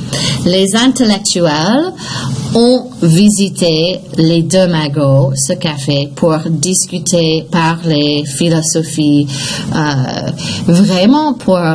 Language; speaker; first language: French; non-native, fluent; English